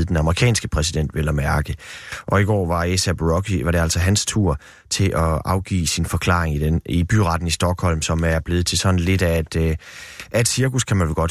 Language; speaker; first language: Danish; native; Danish